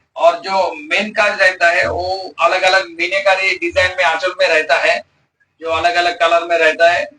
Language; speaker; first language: Hindi; non-native, local second language; Bangla